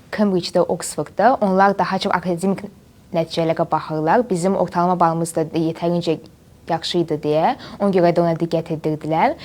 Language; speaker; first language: Azerbaijani; native; Azerbaijani